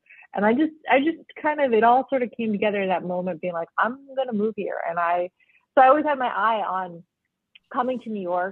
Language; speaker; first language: English; early bilingual, other home language; Spanish